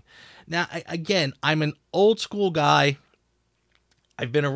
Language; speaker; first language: English; native; English